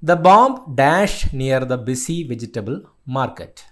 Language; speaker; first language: English; non-native, local second language; Malayalam